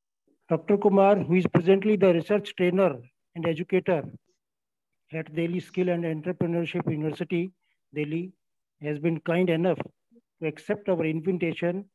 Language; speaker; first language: English; non-native, local second language; Hindi